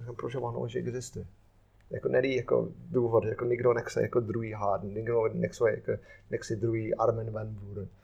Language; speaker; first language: Czech; non-native, fluent; English